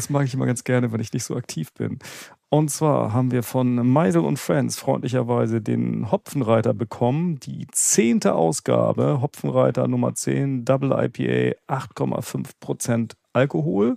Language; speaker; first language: German; native; German